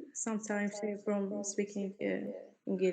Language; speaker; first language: English; non-native, learner; Arabic